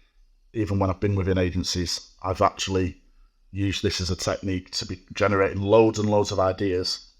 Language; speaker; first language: English; native; English